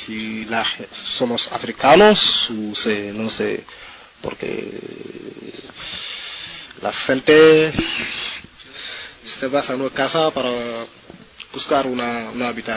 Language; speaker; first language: Spanish; non-native, learner; French